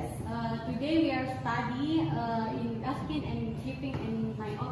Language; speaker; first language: English; non-native, learner; Indonesian